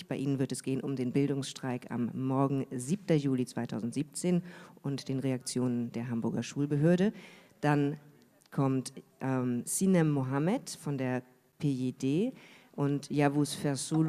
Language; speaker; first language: German; native; German